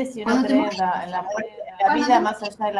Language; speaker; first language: Spanish; native; Spanish